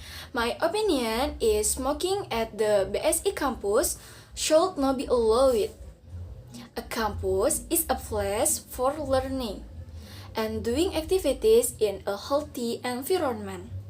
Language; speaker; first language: English; non-native, learner; Indonesian